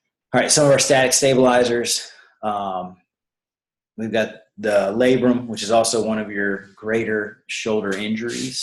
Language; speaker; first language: English; native; English